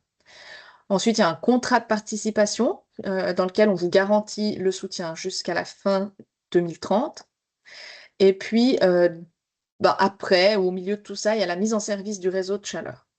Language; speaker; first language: French; native; French